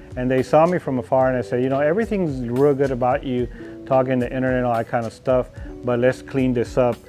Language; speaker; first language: English; native; English